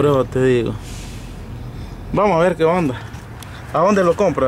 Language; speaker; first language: Spanish; native; Spanish